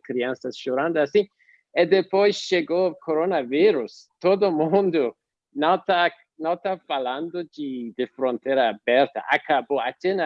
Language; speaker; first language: Portuguese; non-native, fluent; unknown